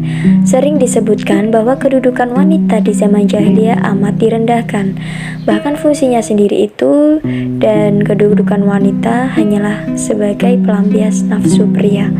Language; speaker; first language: Indonesian; native; Indonesian